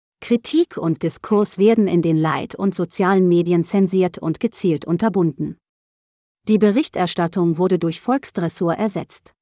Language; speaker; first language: German; native; German